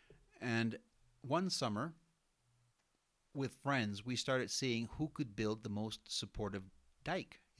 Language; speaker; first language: English; non-native, fluent; Spanish